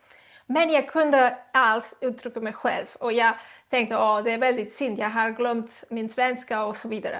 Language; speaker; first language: Swedish; non-native, learner; Spanish